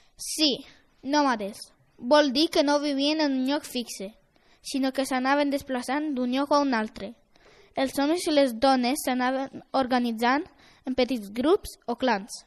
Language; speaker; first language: Catalan; early bilingual, other home language; Romanian